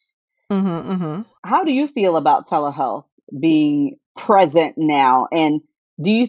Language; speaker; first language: English; native; English